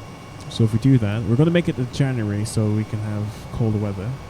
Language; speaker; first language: English; native; English